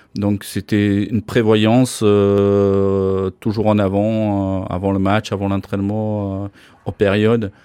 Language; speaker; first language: French; non-native, fluent; Slovak